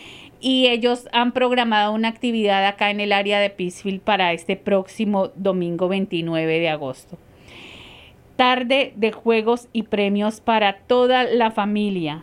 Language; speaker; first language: Spanish; native; Spanish